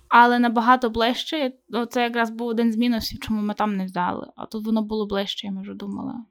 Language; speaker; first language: Ukrainian; native; Ukrainian